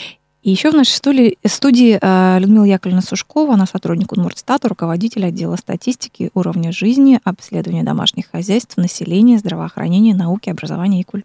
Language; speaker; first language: Russian; native; Russian